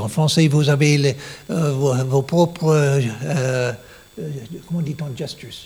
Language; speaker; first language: French; non-native, learner; English